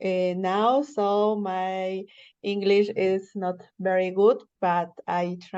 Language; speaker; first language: English; non-native, learner; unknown